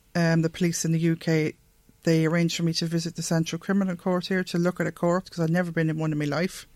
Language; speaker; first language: English; native; English